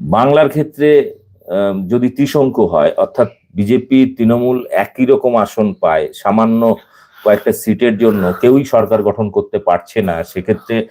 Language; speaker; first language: Bangla; native; Bangla